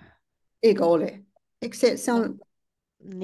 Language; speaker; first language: Finnish; non-native, learner; Chinese